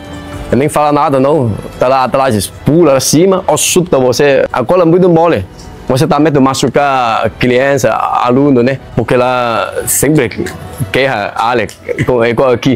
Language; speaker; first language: Portuguese; non-native, learner; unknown